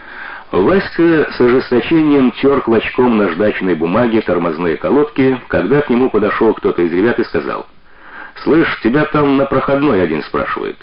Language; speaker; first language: Russian; native; Russian